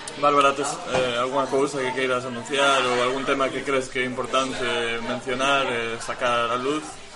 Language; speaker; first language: Galician; native; Galician